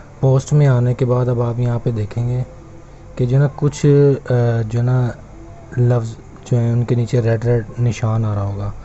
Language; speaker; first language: Urdu; native; Urdu